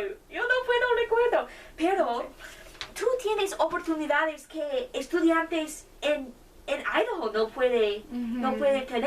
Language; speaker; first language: Spanish; non-native, learner; English